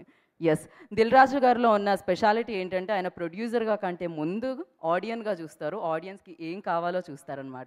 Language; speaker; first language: Telugu; native; Telugu